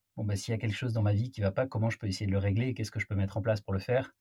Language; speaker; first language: French; native; French